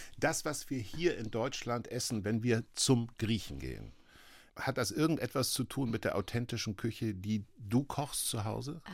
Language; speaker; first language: German; native; German